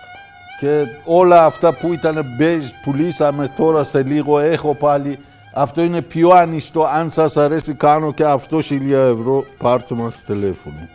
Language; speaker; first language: Greek; non-native, learner; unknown